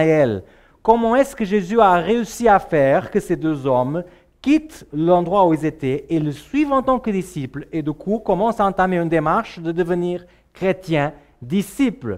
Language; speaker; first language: French; native; French